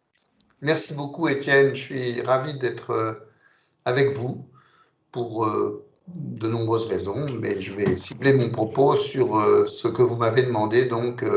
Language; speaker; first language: French; native; French